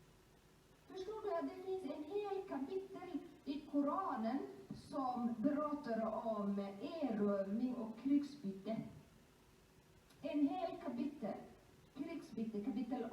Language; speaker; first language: Swedish; non-native, fluent; Somali